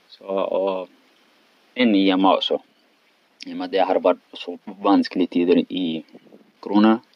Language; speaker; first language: Swedish; non-native, learner; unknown